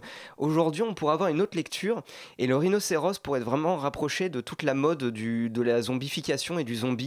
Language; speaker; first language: French; native; French